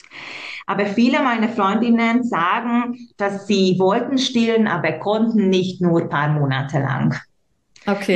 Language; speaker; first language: German; non-native, local second language; Hungarian